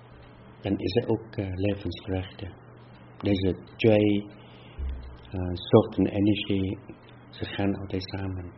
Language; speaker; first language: Dutch; non-native, fluent; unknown